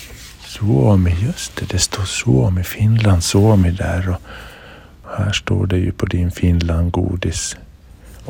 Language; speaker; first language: Swedish; native; Swedish